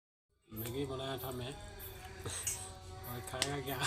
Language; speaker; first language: Hindi; non-native, local second language; Assamese